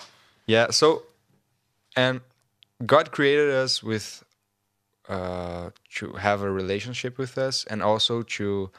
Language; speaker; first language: English; non-native, learner; Portuguese